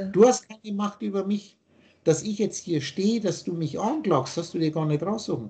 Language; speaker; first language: German; native; German